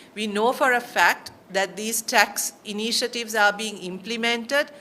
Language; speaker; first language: English; non-native, local second language; Sinhala